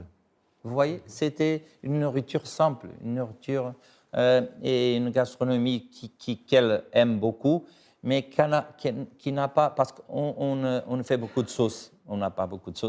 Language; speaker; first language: French; non-native, fluent; Portuguese